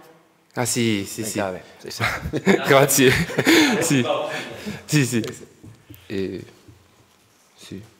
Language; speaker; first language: Italian; non-native, learner; French